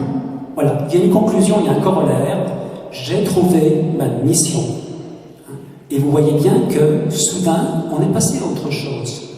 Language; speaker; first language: French; native; French